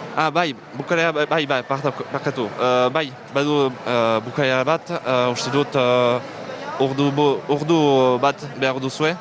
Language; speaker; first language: Basque; non-native, local second language; French